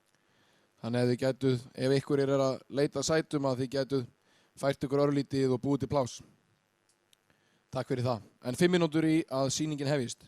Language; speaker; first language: Icelandic; native; Icelandic